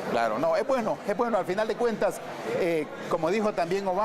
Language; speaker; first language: Spanish; native; Spanish